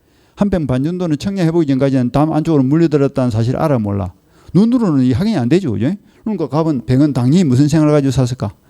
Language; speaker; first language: Korean; native; Korean